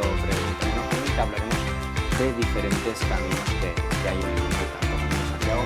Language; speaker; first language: Spanish; native; Spanish